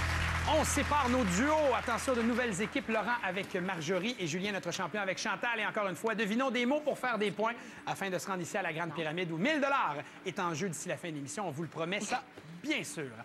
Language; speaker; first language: French; native; French